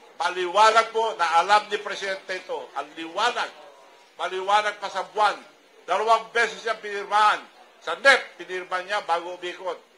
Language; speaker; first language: Filipino; non-native, local second language; Iloko